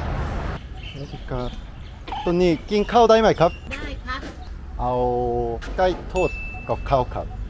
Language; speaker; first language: Thai; non-native, learner; Korean